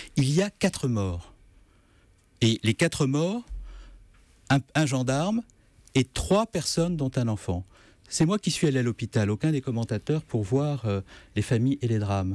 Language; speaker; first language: French; native; French